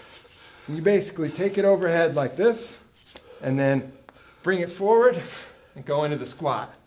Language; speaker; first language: English; native; English